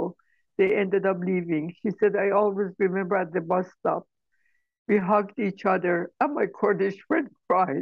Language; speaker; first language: English; non-native, fluent; Persian